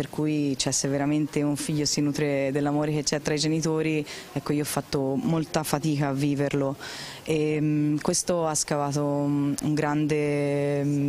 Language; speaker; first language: Italian; native; Italian